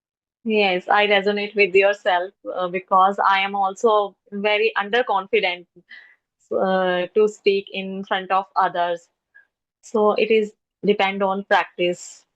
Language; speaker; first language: English; non-native, local second language; Hindi